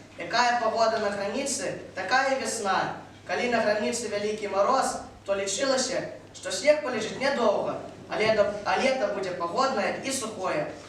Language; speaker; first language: Belarusian; native; Belarusian